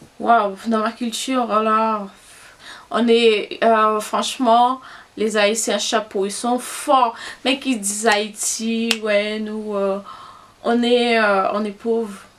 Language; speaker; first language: French; non-native, local second language; Haitian Creole